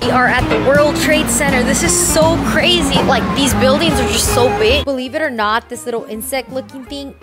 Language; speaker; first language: English; native; English